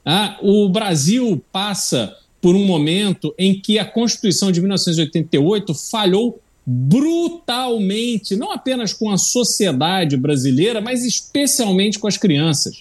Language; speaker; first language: Portuguese; native; Portuguese